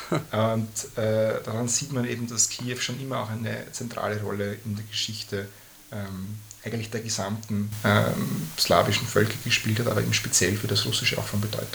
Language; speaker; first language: German; native; German